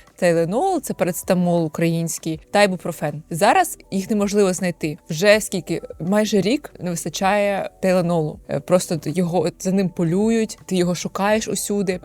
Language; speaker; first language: Ukrainian; native; Ukrainian